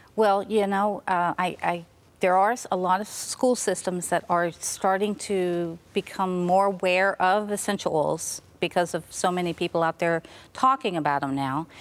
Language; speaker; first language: English; native; English